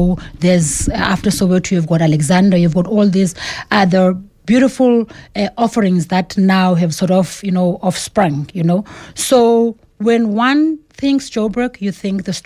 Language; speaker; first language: English; non-native, local second language; Xhosa